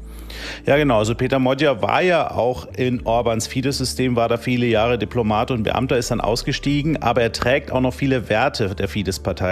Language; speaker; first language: German; native; German